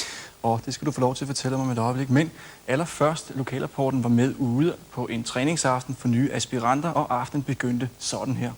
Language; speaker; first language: Danish; native; Danish